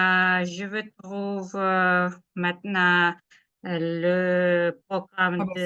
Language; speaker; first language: French; non-native, learner; Georgian